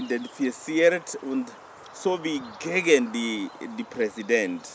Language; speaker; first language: German; non-native, learner; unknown